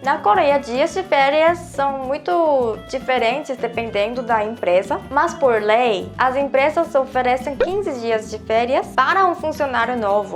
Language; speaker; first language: Portuguese; non-native, fluent; Korean